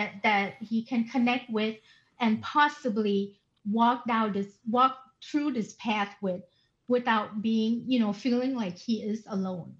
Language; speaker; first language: English; non-native, fluent; Thai